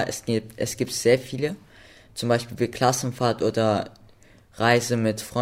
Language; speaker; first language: German; early bilingual, other home language; Russian